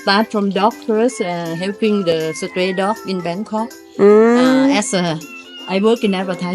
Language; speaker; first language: English; non-native, local second language; Thai